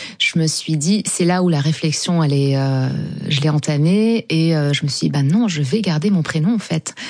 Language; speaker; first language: French; non-native, local second language; Arabic